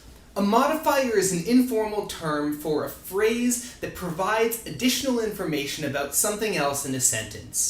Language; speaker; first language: English; native; English